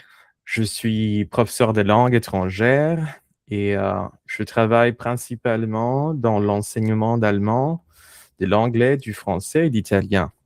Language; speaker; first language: French; non-native, fluent; Spanish